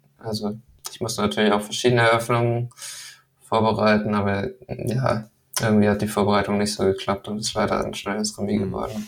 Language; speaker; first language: German; early bilingual, other home language; Danish